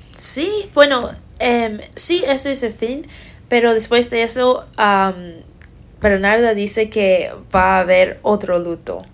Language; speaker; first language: Spanish; non-native, learner; English